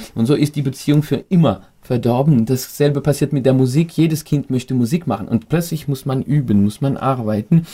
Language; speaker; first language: German; non-native, fluent; French